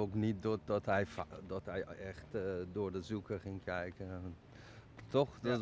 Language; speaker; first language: Dutch; non-native, fluent; Persian